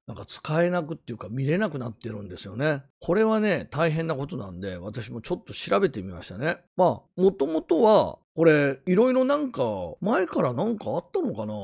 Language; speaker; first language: Japanese; native; Japanese